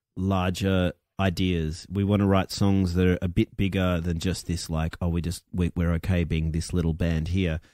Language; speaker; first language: English; native; English